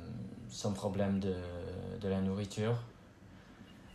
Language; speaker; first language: French; non-native, learner; English